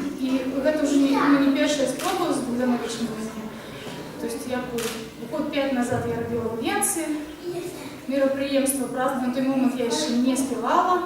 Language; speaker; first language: Belarusian; non-native, local second language; Russian